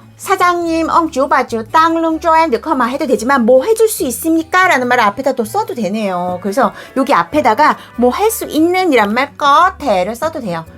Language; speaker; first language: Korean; native; Korean